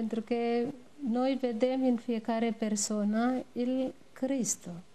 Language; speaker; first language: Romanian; non-native, learner; Tamil